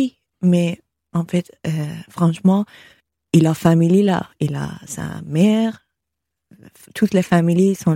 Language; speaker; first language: French; non-native, learner; Persian